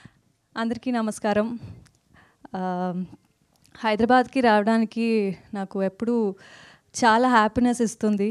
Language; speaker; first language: Telugu; non-native, learner; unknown